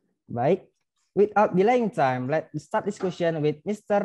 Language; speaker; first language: English; non-native, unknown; Indonesian